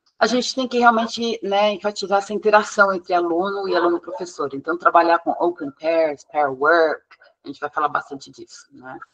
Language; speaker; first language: Portuguese; non-native, fluent; English